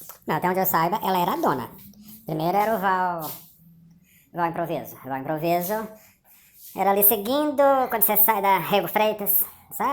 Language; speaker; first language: Portuguese; native; Portuguese